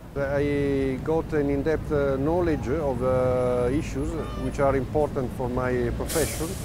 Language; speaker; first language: English; non-native, fluent; Italian